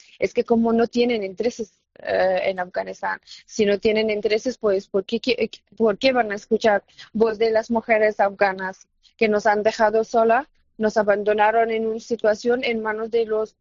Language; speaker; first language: Spanish; non-native, fluent; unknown